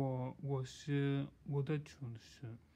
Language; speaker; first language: Chinese; non-native, learner; English